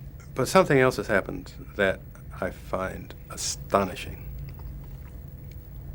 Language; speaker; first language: English; native; English